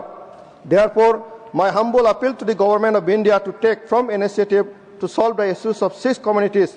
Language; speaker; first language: English; non-native, local second language; Bodo